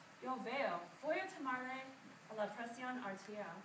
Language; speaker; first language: Spanish; non-native, learner; English